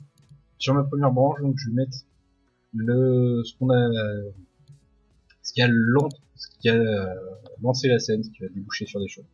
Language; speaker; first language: French; native; French